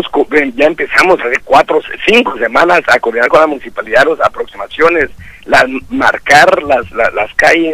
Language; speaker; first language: Spanish; native; Spanish